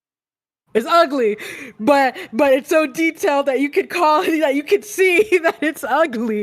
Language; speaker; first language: English; native; English